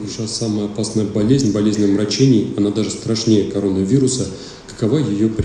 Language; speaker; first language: Russian; native; Russian